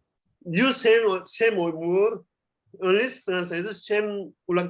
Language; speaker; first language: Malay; non-native, learner; Korean